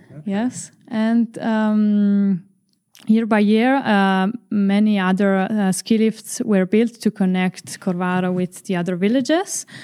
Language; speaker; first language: English; non-native, fluent; Italian